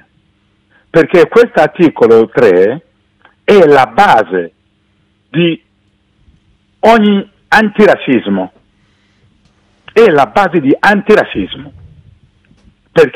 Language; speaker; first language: Italian; non-native, fluent; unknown